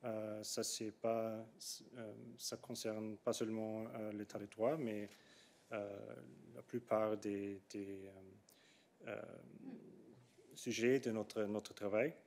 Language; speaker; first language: French; non-native, fluent; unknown